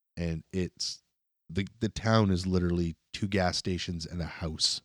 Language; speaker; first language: English; native; English